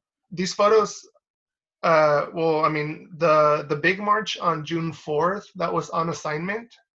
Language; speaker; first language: English; early bilingual, other home language; Spanish